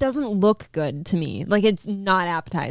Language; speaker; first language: English; native; English